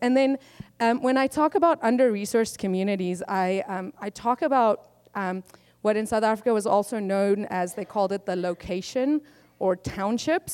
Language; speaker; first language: English; non-native, local second language; Afrikaans